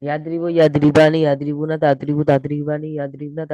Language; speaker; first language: Arabic; non-native, learner; Bangla